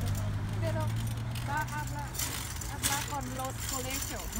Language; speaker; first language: Spanish; non-native, learner; Vietnamese